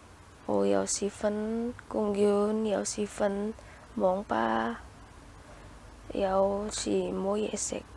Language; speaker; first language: Cantonese; non-native, fluent; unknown